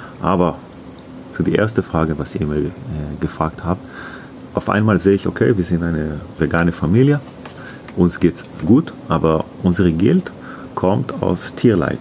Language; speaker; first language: German; non-native, learner; Hebrew